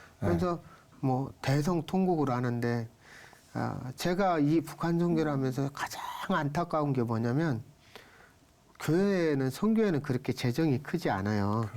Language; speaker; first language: Korean; native; Korean